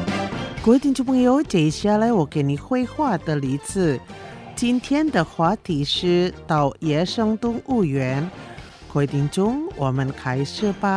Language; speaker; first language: Chinese; early bilingual, heritage; Chinese